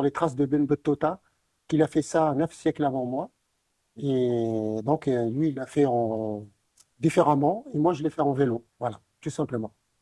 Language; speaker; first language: French; non-native, local second language; Arabic